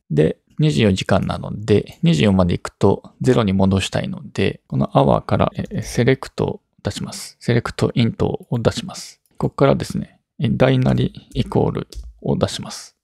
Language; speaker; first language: Japanese; native; Japanese